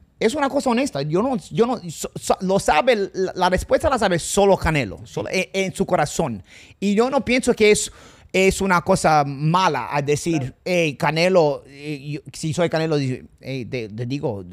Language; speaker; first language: Spanish; non-native, fluent; English